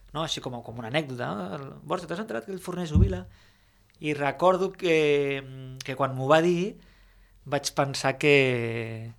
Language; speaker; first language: Catalan; native; Catalan